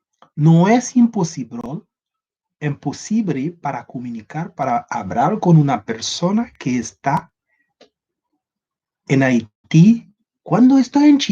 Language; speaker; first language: Spanish; non-native, learner; Haitian Creole